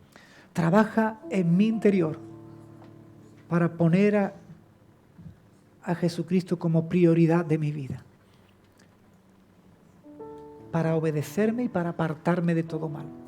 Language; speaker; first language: Spanish; native; Spanish